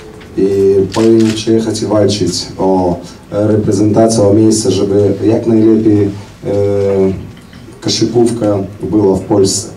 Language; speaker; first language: Polish; non-native, fluent; Russian